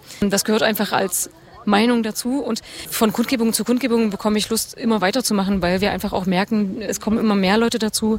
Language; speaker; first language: German; native; German